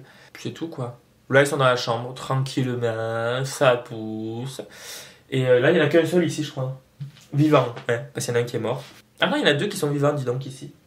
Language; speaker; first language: French; native; French